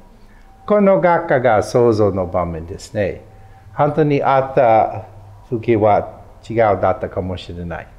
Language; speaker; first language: Japanese; non-native, fluent; English